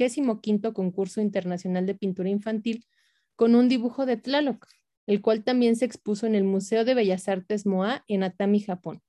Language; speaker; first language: Spanish; native; Spanish